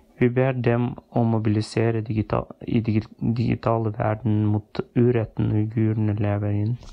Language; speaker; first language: Norwegian; non-native, fluent; Uyghur